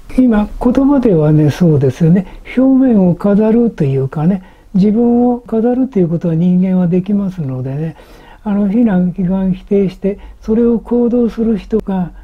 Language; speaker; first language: Japanese; native; Japanese